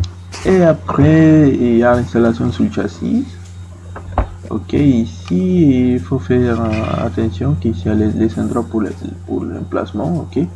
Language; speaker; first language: French; non-native, fluent; Spanish